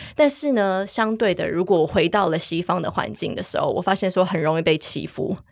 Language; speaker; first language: Chinese; early bilingual, heritage; Chinese